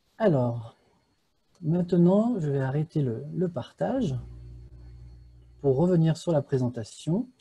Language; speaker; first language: French; native; French